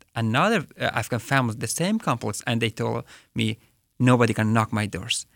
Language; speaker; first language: English; non-native, fluent; Persian